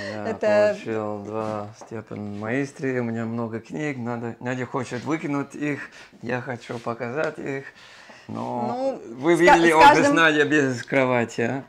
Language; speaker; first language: Russian; non-native, fluent; English